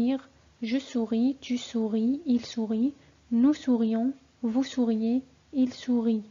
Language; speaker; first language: French; non-native, fluent; Arabic